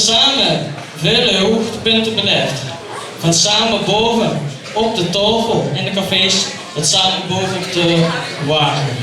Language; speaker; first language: Dutch; native; Dutch